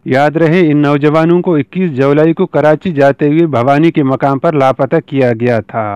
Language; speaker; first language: Urdu; non-native, local second language; Baluchi